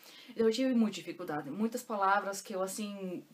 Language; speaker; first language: Portuguese; non-native, local second language; German